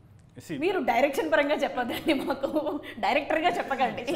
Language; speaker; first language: Telugu; native; Telugu